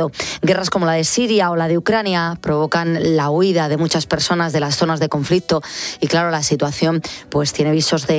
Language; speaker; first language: Spanish; native; Spanish